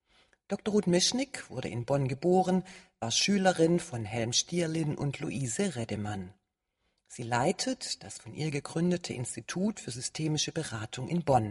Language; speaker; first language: German; native; German